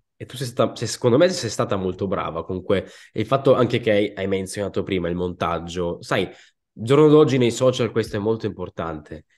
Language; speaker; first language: Italian; native; Italian